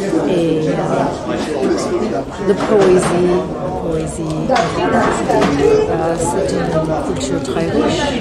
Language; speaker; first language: French; non-native, fluent; English